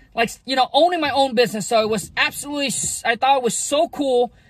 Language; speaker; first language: English; early bilingual, other home language; Vietnamese